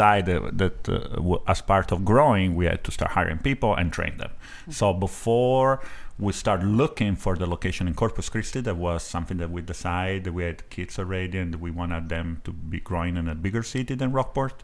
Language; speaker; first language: English; non-native, fluent; Italian